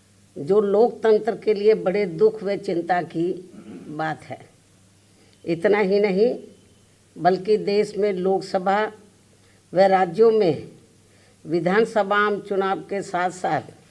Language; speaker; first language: Hindi; native; Hindi